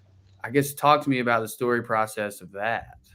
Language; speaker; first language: English; native; English